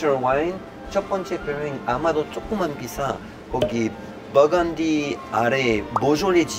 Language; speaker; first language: Korean; non-native, learner; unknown